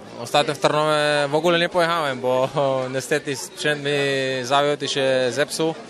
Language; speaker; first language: Polish; non-native, fluent; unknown